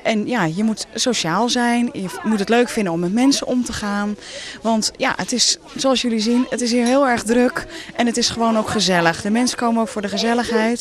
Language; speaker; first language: Dutch; native; Dutch